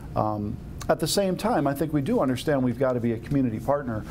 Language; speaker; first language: English; native; English